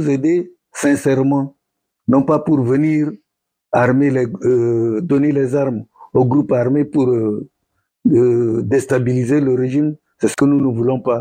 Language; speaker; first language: French; non-native, local second language; Sango